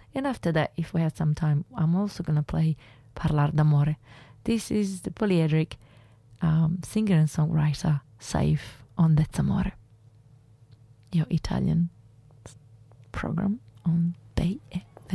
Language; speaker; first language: English; non-native, fluent; Italian